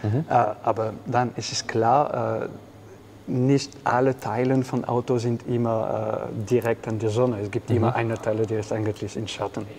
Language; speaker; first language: German; non-native, fluent; French